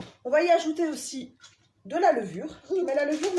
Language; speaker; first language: French; native; French